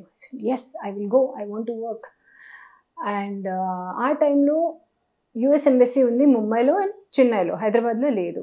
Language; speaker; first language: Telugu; non-native, learner; Hindi